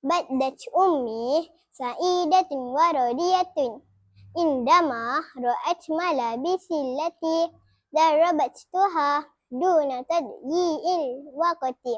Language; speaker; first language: Arabic; non-native, learner; Malay